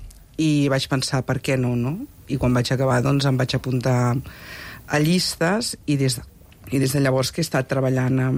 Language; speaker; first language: Catalan; native; Catalan